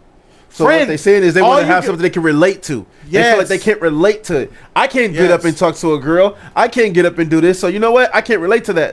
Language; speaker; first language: English; native; English